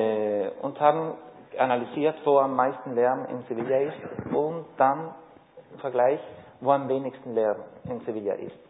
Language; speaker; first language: German; non-native, fluent; Spanish